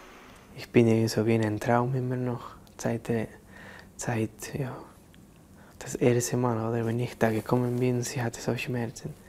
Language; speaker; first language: German; non-native, learner; Spanish